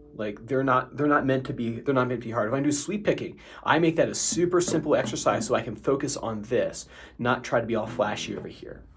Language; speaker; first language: English; native; English